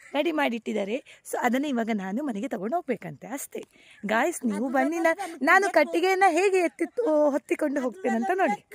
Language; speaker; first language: Kannada; non-native, local second language; Tulu